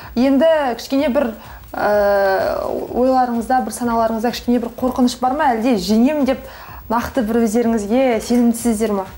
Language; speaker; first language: Kazakh; native; Kazakh